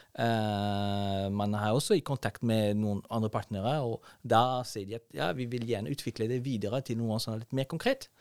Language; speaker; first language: Norwegian; non-native, fluent; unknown